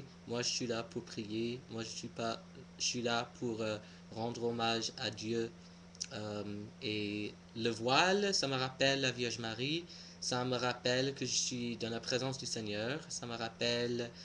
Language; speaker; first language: French; non-native, fluent; English